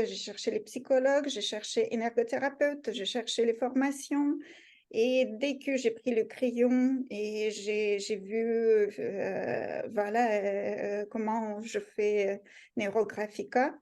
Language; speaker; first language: French; non-native, fluent; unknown